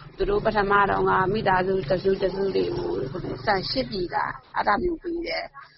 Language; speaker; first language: Burmese; native; Burmese